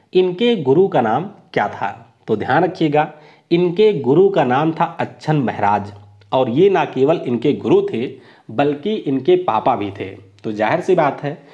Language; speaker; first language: Hindi; native; Hindi